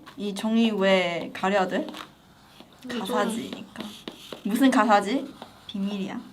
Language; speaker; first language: Korean; non-native, fluent; Chinese